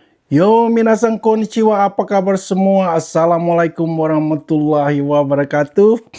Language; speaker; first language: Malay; non-native, fluent; Japanese